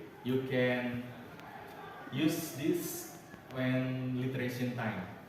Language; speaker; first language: English; non-native, learner; Indonesian